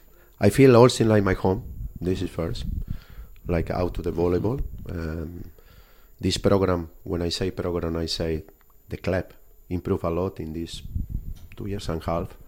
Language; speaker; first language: English; non-native, fluent; Spanish